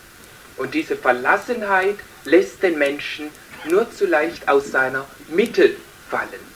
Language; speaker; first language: German; native; German